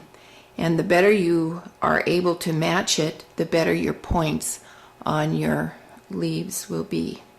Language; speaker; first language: English; native; English